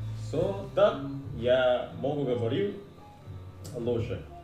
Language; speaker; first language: Russian; non-native, learner; Indonesian